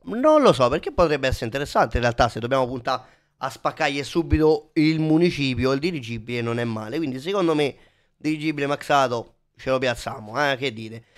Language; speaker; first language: Italian; native; Italian